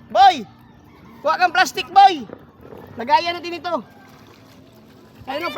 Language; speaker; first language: Filipino; non-native, local second language; Cebuano